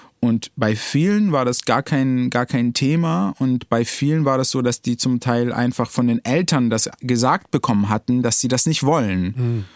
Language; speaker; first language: German; early bilingual, other home language; Arabic